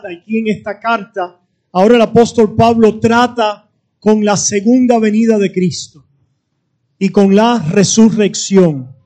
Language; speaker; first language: Spanish; native; Spanish